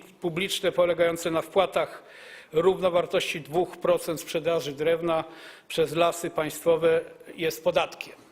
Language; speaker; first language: Polish; native; Polish